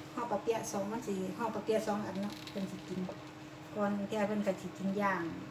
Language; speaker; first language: Thai; native; Thai